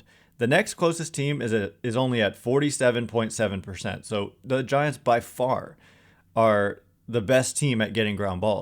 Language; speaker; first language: English; native; English